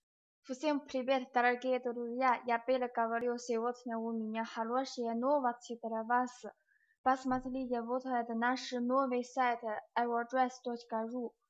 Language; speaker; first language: Russian; non-native, learner; Chinese